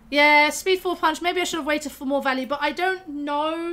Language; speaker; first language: English; native; English